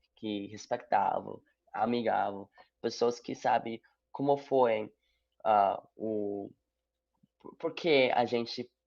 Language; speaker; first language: Portuguese; non-native, learner; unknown